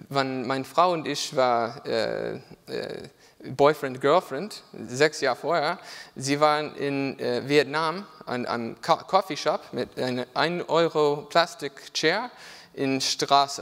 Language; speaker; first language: German; non-native, learner; English